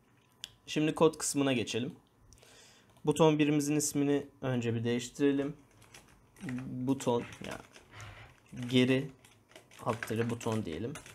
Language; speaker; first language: Turkish; native; Turkish